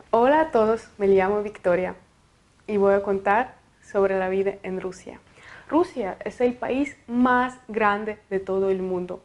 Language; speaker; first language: Spanish; non-native, fluent; Russian